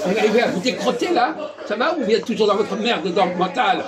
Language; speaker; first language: French; native; French